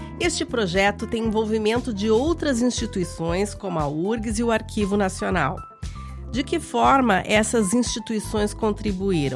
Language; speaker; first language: Portuguese; native; Portuguese